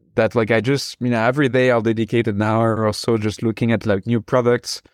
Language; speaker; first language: English; non-native, fluent; French